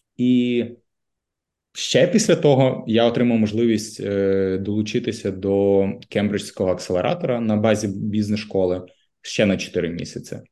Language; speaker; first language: Ukrainian; native; Ukrainian